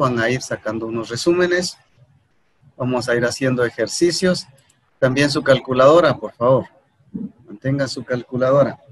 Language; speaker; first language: Spanish; native; Spanish